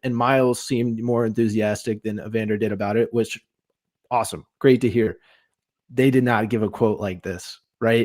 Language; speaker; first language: English; native; English